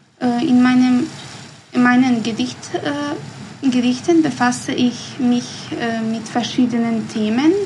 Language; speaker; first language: German; non-native, learner; Bosnian